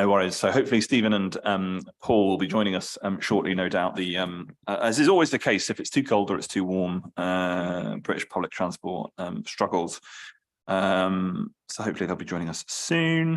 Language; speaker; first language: English; native; English